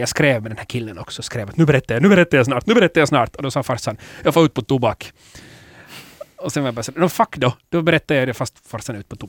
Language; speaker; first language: Swedish; native; Swedish